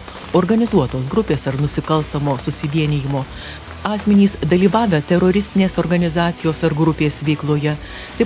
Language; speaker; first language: Lithuanian; native; Lithuanian